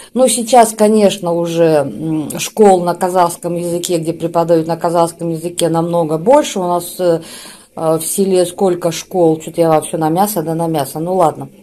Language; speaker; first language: Russian; native; Russian